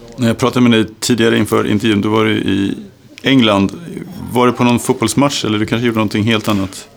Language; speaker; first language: Swedish; native; Swedish